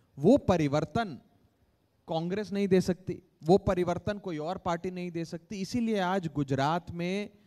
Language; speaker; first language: Hindi; native; Hindi